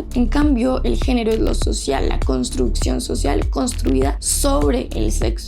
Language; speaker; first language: Spanish; native; Spanish